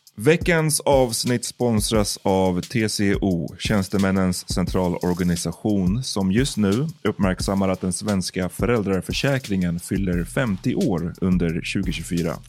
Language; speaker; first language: Swedish; native; Swedish